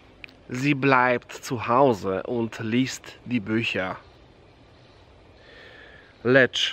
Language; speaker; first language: German; non-native, fluent; Polish